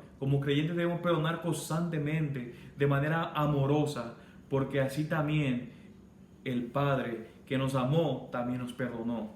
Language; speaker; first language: Spanish; native; Spanish